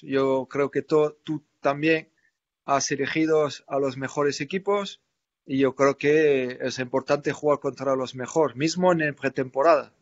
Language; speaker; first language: Spanish; non-native, fluent; French